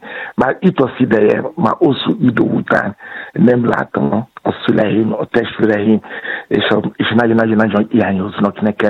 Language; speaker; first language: Hungarian; non-native, fluent; Yoruba